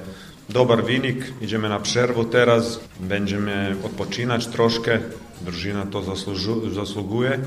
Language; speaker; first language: Polish; non-native, fluent; Croatian